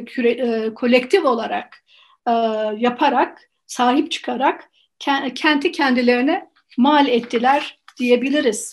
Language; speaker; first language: Turkish; native; Turkish